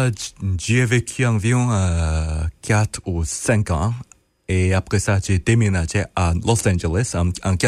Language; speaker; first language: French; non-native, fluent; Korean